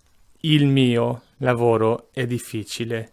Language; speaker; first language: Italian; non-native, fluent; English